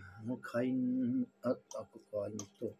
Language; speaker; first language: Filipino; non-native, learner; Urdu